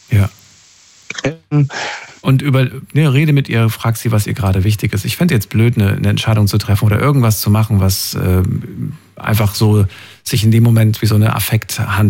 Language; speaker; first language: German; native; German